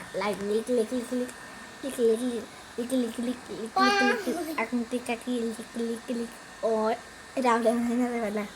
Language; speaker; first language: Spanish; native; Spanish